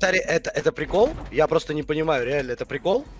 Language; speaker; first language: Russian; native; Russian